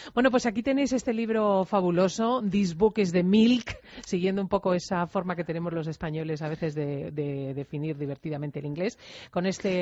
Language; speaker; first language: Spanish; native; Spanish